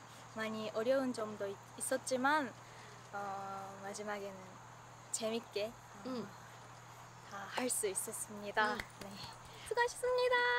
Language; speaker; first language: Korean; non-native, fluent; Japanese